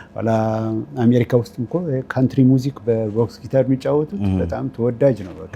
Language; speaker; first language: Amharic; non-native, local second language; Tigrinya